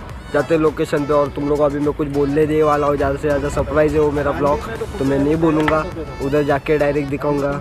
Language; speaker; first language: Hindi; non-native, local second language; Marathi